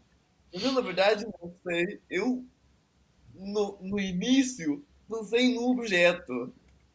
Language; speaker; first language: Portuguese; non-native, fluent; Italian